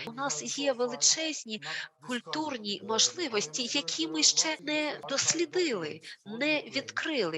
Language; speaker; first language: Ukrainian; non-native, fluent; Turkish